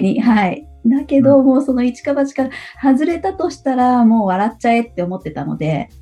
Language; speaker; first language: Japanese; native; Japanese